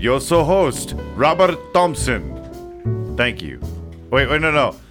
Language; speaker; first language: English; native; English